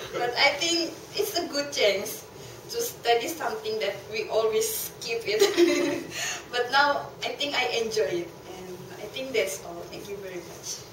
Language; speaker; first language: English; non-native, learner; Indonesian